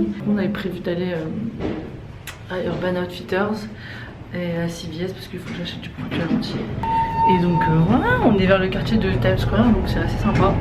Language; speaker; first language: French; native; French